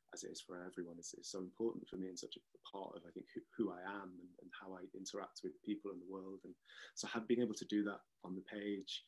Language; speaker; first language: English; native; English